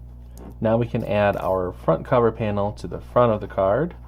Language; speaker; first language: English; native; English